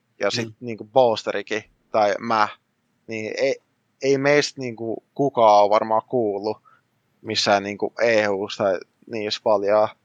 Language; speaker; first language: Finnish; early bilingual, other home language; Russian